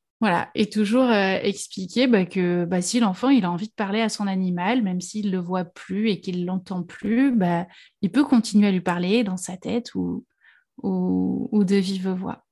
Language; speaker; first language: French; native; French